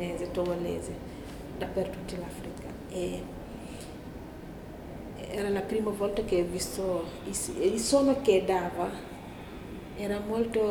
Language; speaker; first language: Italian; non-native, learner; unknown